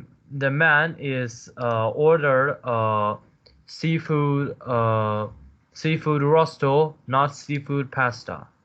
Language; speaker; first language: English; non-native, learner; Chinese